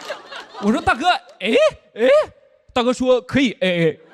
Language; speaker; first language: Chinese; native; Chinese